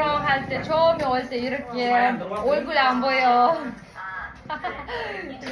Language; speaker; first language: Korean; non-native, learner; Kazakh